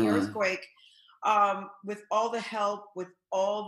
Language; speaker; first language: English; early bilingual, other home language; Haitian Creole